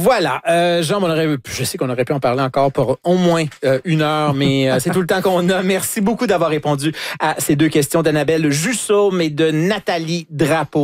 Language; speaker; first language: French; native; French